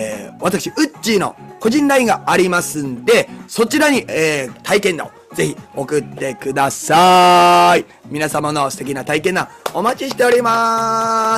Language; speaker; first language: Japanese; native; Japanese